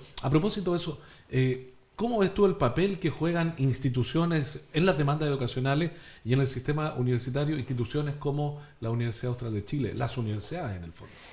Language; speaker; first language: Spanish; native; Spanish